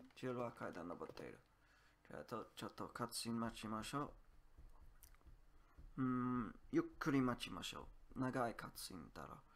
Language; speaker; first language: Japanese; non-native, learner; English